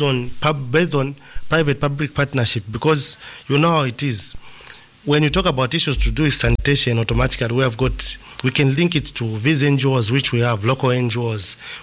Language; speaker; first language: English; non-native, local second language; Nyanja